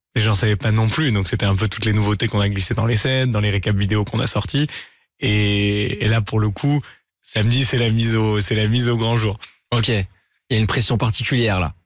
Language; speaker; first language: French; native; French